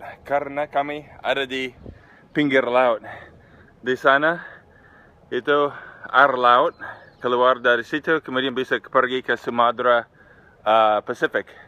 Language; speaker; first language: Indonesian; non-native, fluent; English